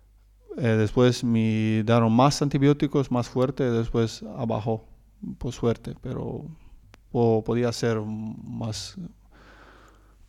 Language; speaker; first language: Spanish; non-native, learner; Croatian